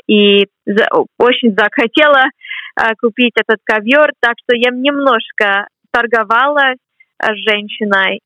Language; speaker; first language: Russian; non-native, fluent; English